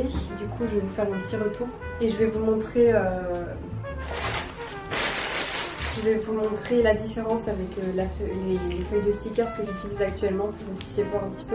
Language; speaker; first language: French; native; French